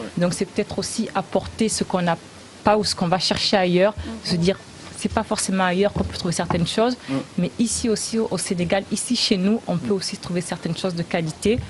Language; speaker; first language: French; early bilingual, other home language; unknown